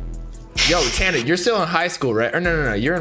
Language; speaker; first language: English; native; English